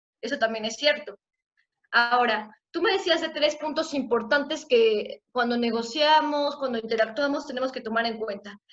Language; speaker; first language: Spanish; native; Spanish